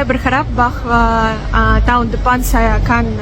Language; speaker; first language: Indonesian; non-native, learner; Russian